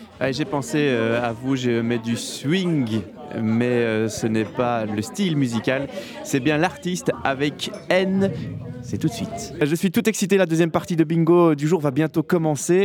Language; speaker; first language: French; native; French